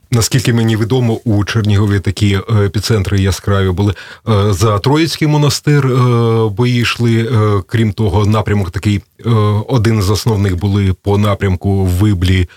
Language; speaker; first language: Ukrainian; native; Ukrainian